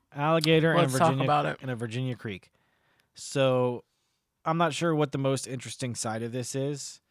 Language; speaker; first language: English; native; English